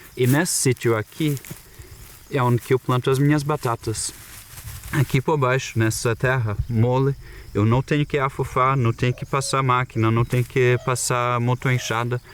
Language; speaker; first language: Portuguese; non-native, fluent; German